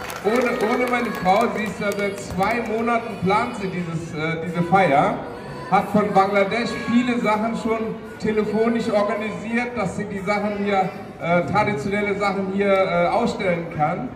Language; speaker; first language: German; non-native, fluent; Bangla